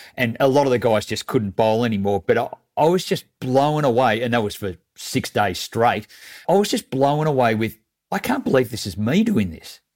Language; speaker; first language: English; native; English